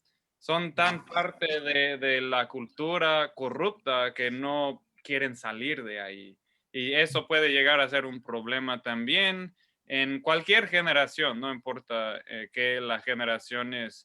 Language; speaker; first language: Spanish; non-native, fluent; English